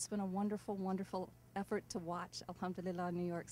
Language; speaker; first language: English; native; English